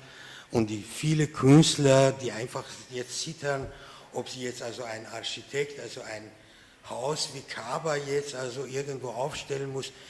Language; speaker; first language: German; non-native, fluent; Persian